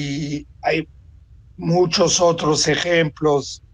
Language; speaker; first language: Spanish; non-native, fluent; Italian